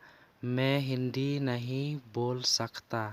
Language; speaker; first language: Hindi; non-native, local second language; Khasi